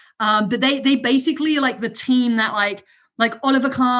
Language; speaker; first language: English; non-native, local second language; German